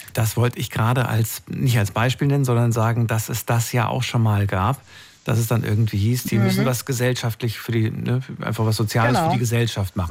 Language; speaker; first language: German; native; German